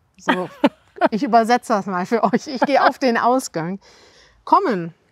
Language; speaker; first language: German; native; German